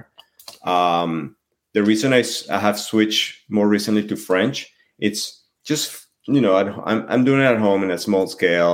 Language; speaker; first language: English; non-native, fluent; French